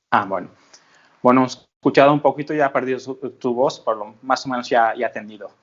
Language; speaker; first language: Spanish; non-native, learner; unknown